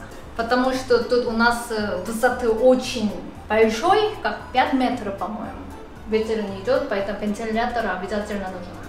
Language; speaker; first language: Russian; non-native, fluent; Korean